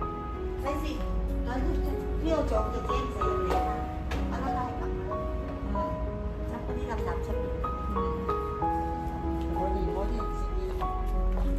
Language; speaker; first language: Cantonese; non-native, learner; Thai